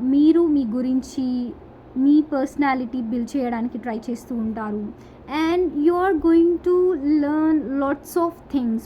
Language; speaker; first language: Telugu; non-native, local second language; Urdu